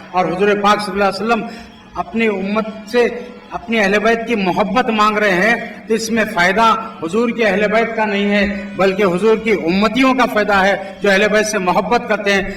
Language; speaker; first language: Urdu; native; Urdu